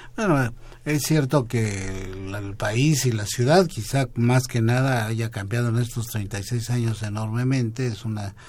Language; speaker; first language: Spanish; native; Spanish